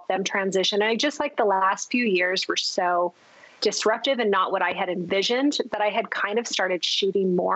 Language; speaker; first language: English; native; English